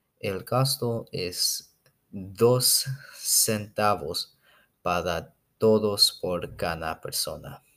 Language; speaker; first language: Spanish; non-native, learner; English